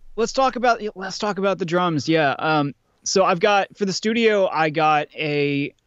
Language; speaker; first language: English; native; English